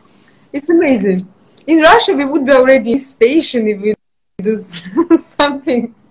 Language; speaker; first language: English; non-native, fluent; Russian